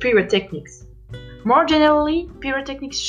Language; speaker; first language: English; non-native, fluent; French